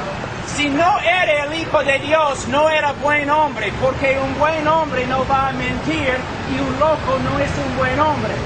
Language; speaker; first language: Spanish; non-native, fluent; English